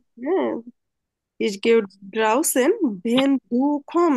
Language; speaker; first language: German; non-native, fluent; Bangla